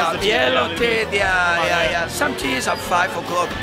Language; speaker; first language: English; non-native, learner; Italian